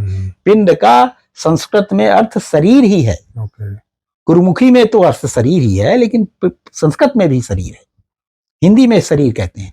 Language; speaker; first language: Hindi; native; Hindi